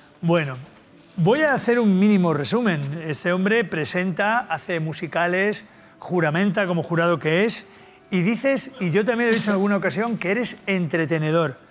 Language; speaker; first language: Spanish; native; Spanish